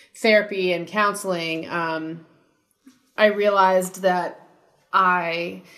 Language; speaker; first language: English; native; English